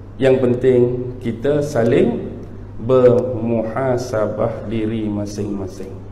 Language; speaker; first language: Malay; native; Malay